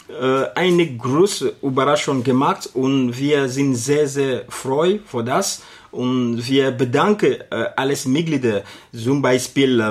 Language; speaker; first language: German; non-native, learner; Arabic